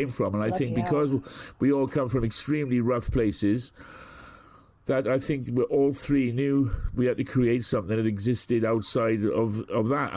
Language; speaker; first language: English; native; English